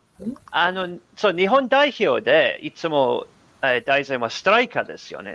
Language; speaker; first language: Japanese; non-native, learner; English